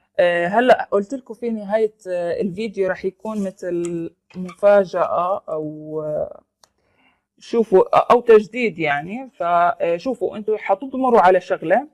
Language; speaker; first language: Arabic; native; Arabic